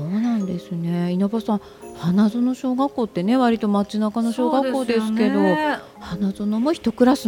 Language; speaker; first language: Japanese; native; Japanese